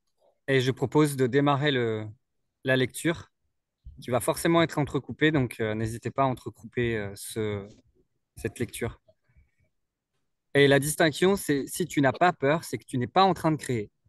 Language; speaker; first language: French; native; French